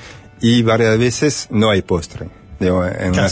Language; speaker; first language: Spanish; non-native, fluent; French